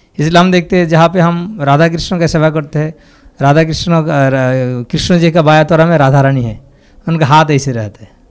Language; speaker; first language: Hindi; non-native, local second language; Bangla